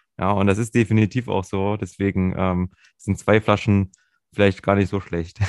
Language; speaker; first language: German; native; German